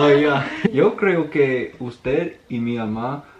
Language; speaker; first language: Spanish; non-native, learner; English